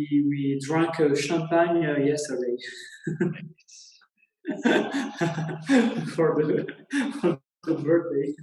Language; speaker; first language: English; non-native, learner; Italian